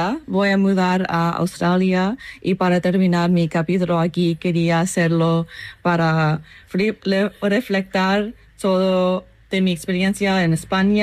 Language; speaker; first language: Spanish; non-native, learner; English